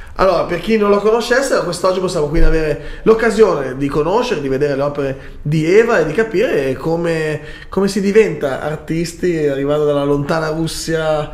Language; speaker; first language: Italian; native; Italian